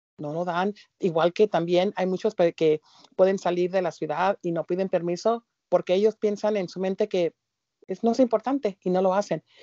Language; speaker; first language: Spanish; early bilingual, heritage; Spanish